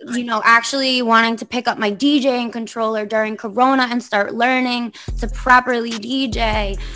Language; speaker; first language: English; native; English